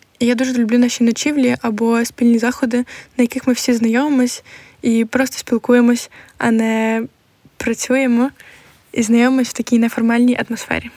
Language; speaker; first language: Ukrainian; native; Ukrainian